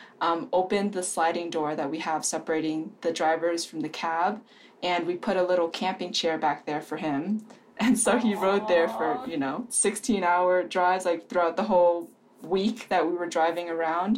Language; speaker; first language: English; native; English